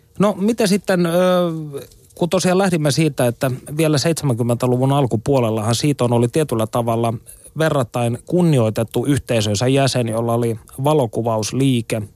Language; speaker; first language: Finnish; native; Finnish